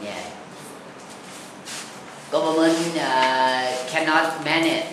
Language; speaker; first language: English; non-native, learner; Thai